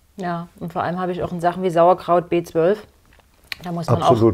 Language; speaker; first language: German; native; German